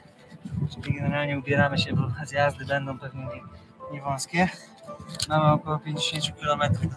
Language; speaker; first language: Polish; native; Polish